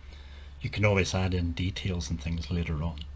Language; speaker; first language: English; native; English